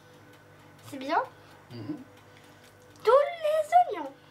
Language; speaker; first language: French; non-native, local second language; Arabic